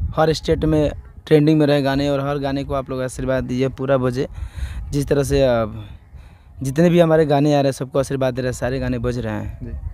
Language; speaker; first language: Hindi; native; Hindi